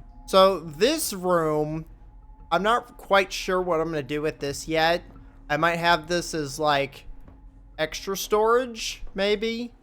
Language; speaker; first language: English; native; English